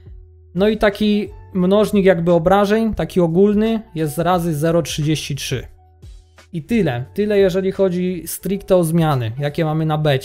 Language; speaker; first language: Polish; native; Polish